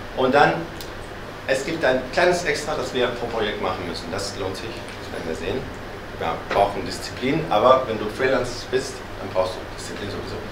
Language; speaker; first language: German; non-native, fluent; Spanish